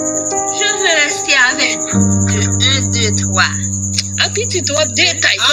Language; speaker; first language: French; non-native, local second language; Haitian Creole